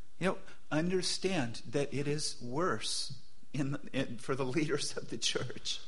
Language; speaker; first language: English; native; English